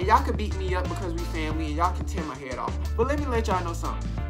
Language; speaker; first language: English; native; English